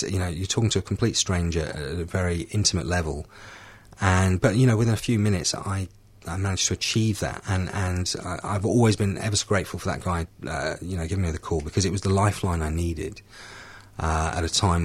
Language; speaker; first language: English; native; English